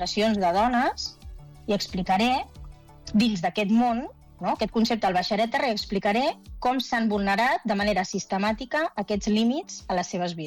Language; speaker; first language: Catalan; native; Catalan